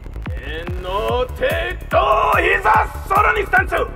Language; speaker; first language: Japanese; non-native, learner; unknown